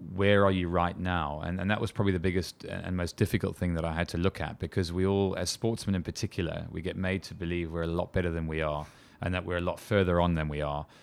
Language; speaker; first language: English; native; English